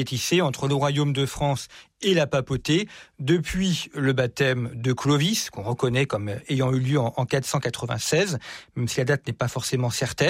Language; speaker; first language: French; native; French